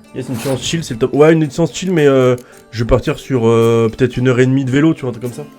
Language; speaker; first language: French; native; French